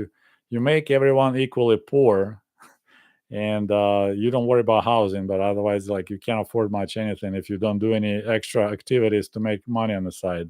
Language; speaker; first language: English; non-native, fluent; Russian